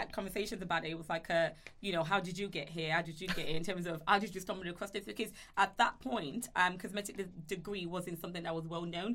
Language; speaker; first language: English; non-native, local second language; Yoruba